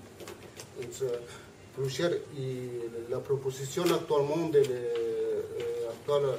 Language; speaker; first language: French; non-native, learner; Spanish